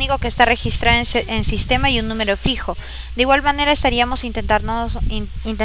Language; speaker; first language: Spanish; native; Spanish